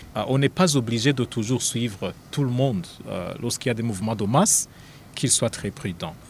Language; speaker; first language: French; non-native, local second language; Rundi